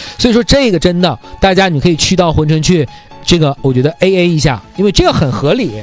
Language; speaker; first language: Chinese; native; Chinese